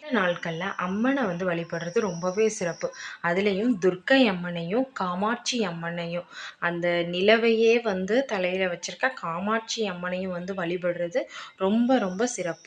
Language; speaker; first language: Tamil; native; Tamil